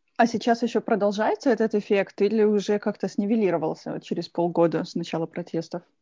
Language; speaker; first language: Russian; native; Russian